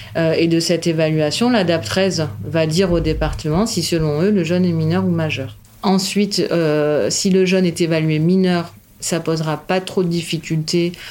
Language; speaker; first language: French; native; French